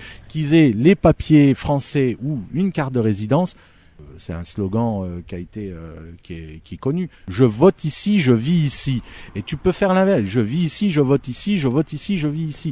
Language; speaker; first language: French; early bilingual, other home language; Arabic